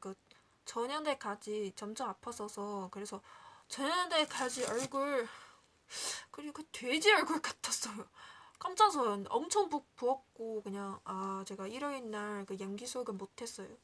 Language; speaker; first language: Korean; non-native, learner; Chinese